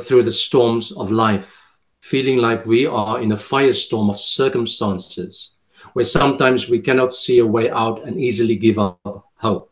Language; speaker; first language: English; non-native, local second language; Afrikaans